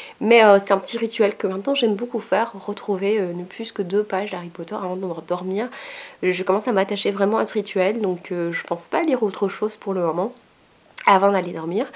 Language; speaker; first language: French; native; French